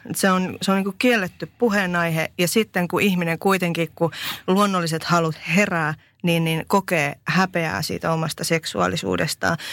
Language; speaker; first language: Finnish; early bilingual, other home language; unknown